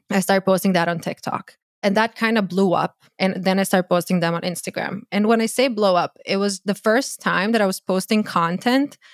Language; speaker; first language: English; non-native, fluent; Croatian